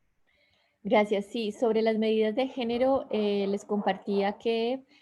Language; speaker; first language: Spanish; native; Spanish